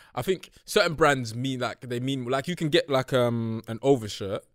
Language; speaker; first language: English; native; English